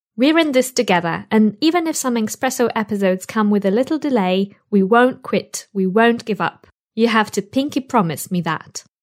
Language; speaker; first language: English; non-native, fluent; Polish